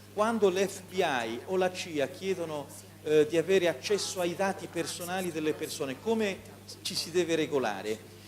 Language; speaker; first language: Italian; native; Italian